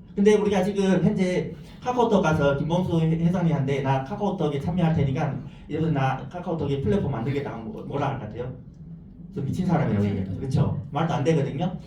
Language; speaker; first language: Korean; non-native, fluent; Chinese